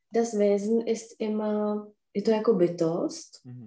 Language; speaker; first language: German; non-native, fluent; Czech